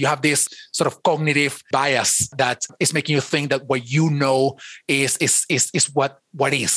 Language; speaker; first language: English; non-native, fluent; Spanish